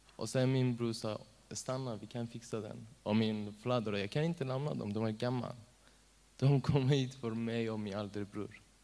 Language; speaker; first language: Swedish; non-native, learner; Persian